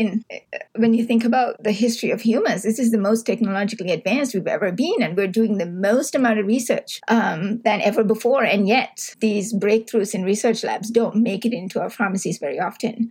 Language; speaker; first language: English; non-native, local second language; Sinhala